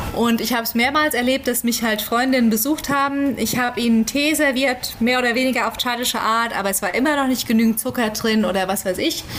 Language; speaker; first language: German; native; German